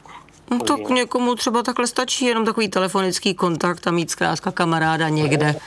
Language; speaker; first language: Czech; native; Czech